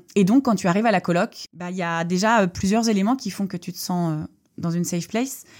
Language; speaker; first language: French; native; French